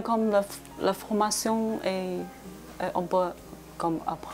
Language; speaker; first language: French; non-native, learner; Chinese